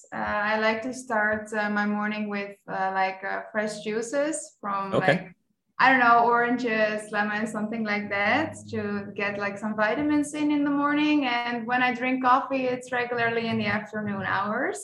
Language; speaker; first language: English; non-native, fluent; Dutch